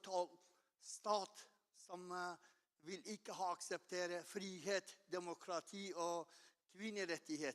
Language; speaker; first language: Norwegian; non-native, learner; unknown